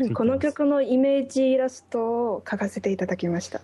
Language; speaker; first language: Japanese; non-native, fluent; Chinese